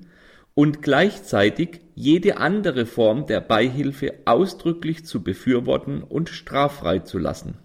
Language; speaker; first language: German; native; German